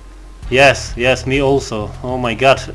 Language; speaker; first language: English; non-native, learner; Polish